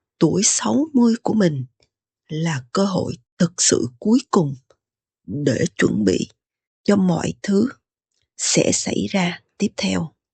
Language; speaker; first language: Vietnamese; native; Vietnamese